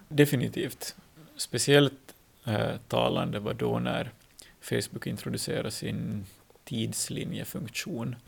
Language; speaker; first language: Swedish; native; Swedish